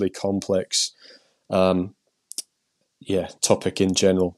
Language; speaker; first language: English; native; English